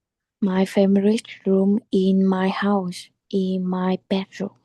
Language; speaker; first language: English; non-native, learner; Chinese